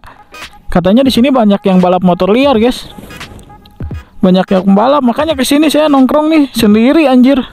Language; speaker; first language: Indonesian; native; Indonesian